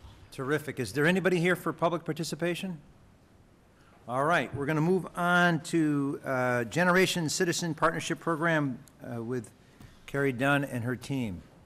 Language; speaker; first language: English; native; English